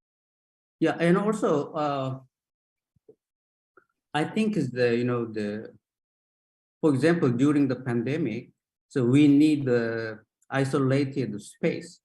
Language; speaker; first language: English; non-native, learner; Japanese